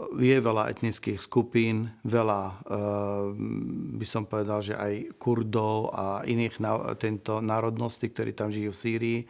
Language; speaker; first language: Slovak; non-native, fluent; Arabic